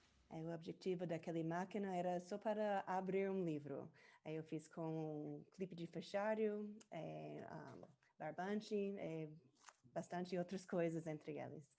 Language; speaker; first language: Portuguese; non-native, learner; English